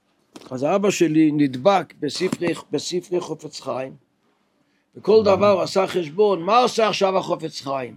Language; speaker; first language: Hebrew; non-native, local second language; Yiddish